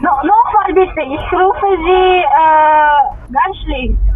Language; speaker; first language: German; non-native, learner; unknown